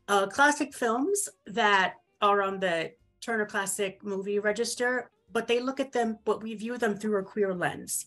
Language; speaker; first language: English; native; English